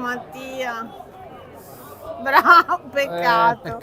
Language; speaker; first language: Italian; native; Italian